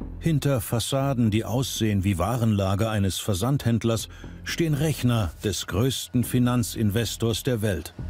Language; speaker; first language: German; native; German